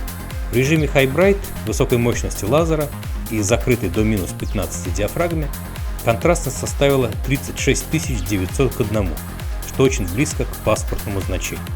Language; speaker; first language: Russian; native; Russian